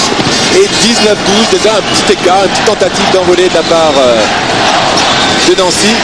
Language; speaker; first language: French; native; French